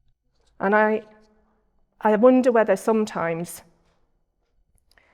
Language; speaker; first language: English; native; English